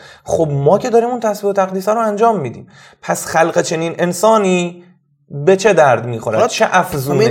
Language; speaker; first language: Persian; native; Persian